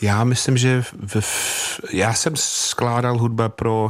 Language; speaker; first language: Czech; non-native, fluent; English